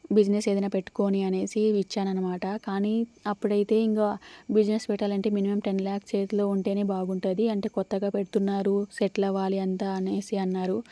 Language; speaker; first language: Telugu; native; Telugu